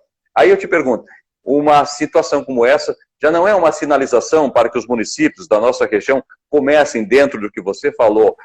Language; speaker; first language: Portuguese; native; Portuguese